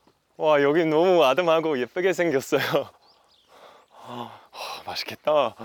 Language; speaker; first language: Korean; non-native, fluent; English